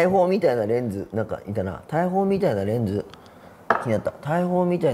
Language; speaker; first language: Japanese; native; Japanese